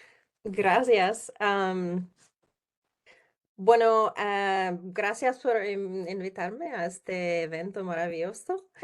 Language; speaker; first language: Spanish; non-native, learner; Czech